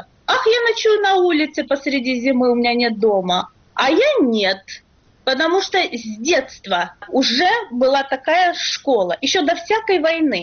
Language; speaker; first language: Russian; native; Russian